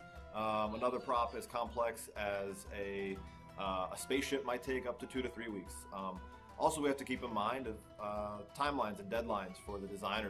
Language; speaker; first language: English; native; English